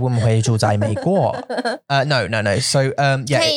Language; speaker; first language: Chinese; non-native, learner; English